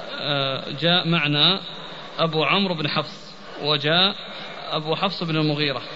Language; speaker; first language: Arabic; native; Arabic